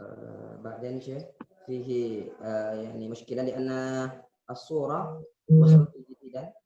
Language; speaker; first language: Arabic; non-native, fluent; Indonesian